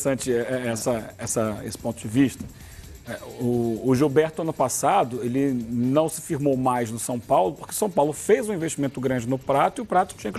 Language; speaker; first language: Portuguese; native; Portuguese